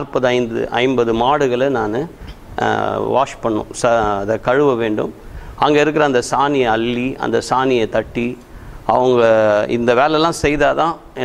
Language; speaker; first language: Tamil; native; Tamil